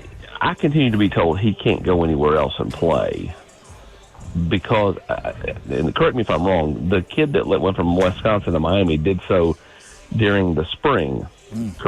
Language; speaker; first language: English; native; English